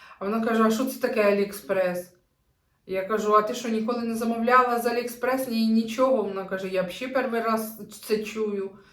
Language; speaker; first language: Ukrainian; native; Ukrainian